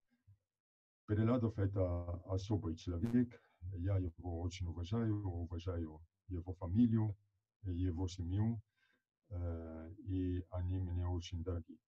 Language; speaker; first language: Russian; non-native, fluent; Italian